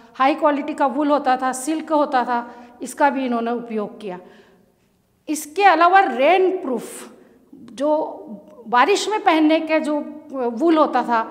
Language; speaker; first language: Hindi; native; Hindi